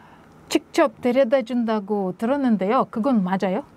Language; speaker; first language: Korean; non-native, learner; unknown